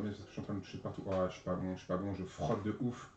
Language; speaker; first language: French; native; French